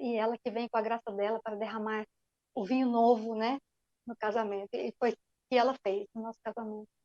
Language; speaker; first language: Portuguese; non-native, fluent; Arabic